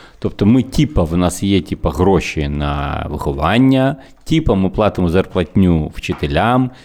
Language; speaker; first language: Ukrainian; native; Ukrainian